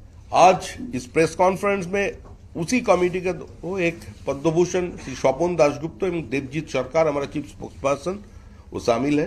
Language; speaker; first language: Hindi; non-native, local second language; Bangla